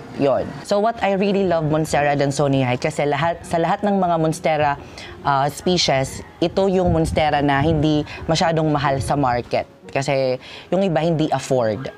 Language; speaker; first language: Filipino; non-native, local second language; Waray